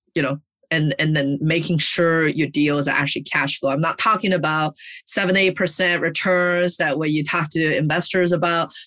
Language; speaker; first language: English; early bilingual, other home language; Chinese